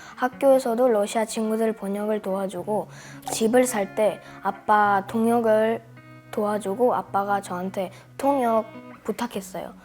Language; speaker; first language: Korean; early bilingual, other home language; Russian